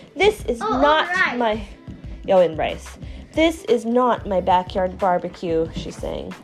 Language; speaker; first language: English; non-native, fluent; Chinese